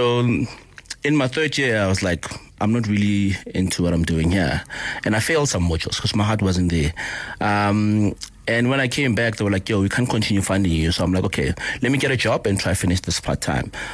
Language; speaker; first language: English; non-native, local second language; Northern Sotho